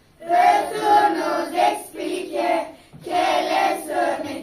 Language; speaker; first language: French; non-native, learner; Turkish